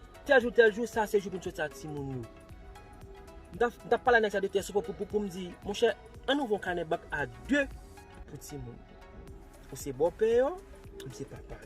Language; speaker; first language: French; non-native, local second language; Haitian Creole